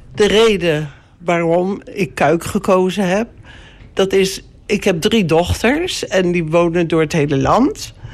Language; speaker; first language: Dutch; native; Dutch